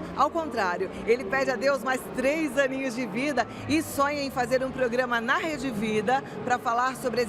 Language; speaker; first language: Portuguese; native; Portuguese